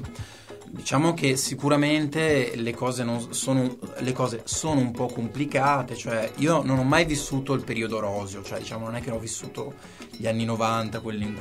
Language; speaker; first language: Italian; native; Italian